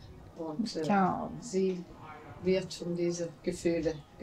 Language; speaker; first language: German; non-native, fluent; Latvian